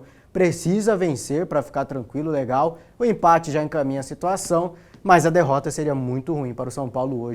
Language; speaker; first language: Portuguese; native; Portuguese